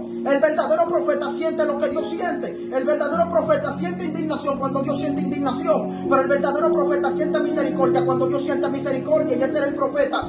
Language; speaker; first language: Spanish; native; Spanish